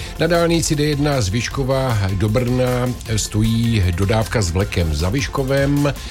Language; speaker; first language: Czech; native; Czech